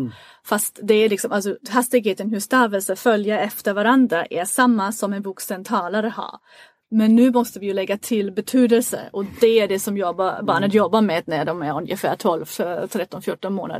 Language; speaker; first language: Swedish; non-native, fluent; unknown